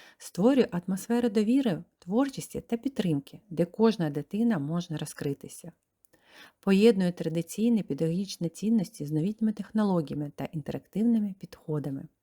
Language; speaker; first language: Ukrainian; non-native, fluent; Romanian